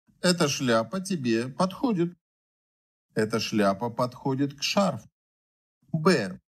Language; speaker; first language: Russian; native; Russian